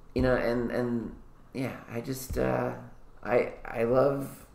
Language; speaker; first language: English; native; English